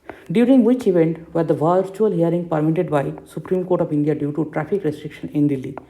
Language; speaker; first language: English; non-native, local second language; Bangla